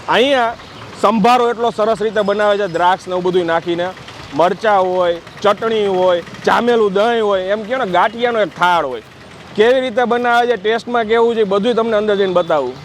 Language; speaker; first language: Gujarati; native; Gujarati